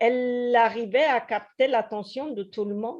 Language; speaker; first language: French; non-native, fluent; Polish